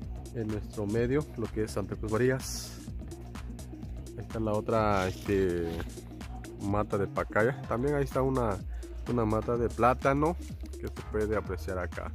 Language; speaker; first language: Spanish; native; Spanish